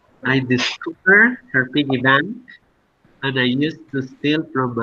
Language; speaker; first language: English; non-native, fluent; Spanish